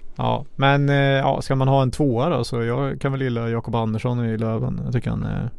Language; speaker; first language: Swedish; native; Swedish